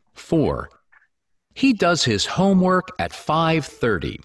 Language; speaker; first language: English; non-native, learner; Spanish